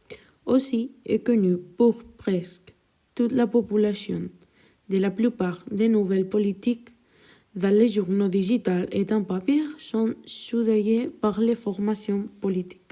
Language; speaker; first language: French; non-native, learner; Spanish